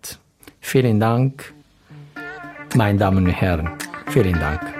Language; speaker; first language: German; non-native, learner; Arabic